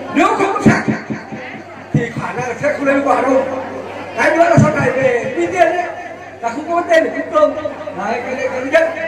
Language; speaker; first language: Vietnamese; non-native, local second language; Iu Mien